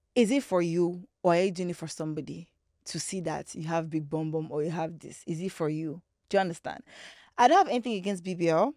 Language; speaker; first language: English; non-native, local second language; Igbo